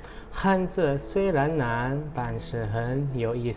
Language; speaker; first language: Chinese; non-native, fluent; Indonesian